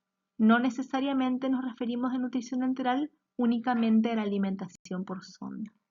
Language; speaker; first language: Spanish; native; Spanish